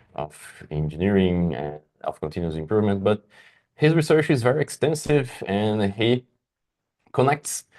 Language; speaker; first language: English; non-native, fluent; Portuguese